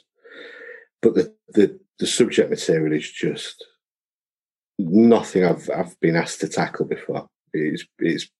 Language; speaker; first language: English; native; English